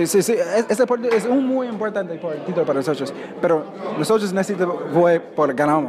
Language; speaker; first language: Spanish; non-native, learner; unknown